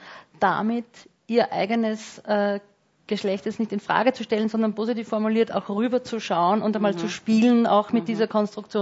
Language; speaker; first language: German; native; German